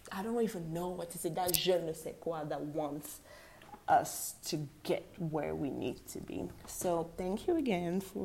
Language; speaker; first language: English; non-native, local second language; French